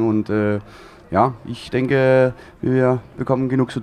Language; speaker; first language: German; non-native, fluent; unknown